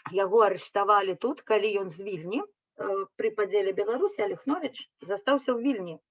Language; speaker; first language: Belarusian; native; Belarusian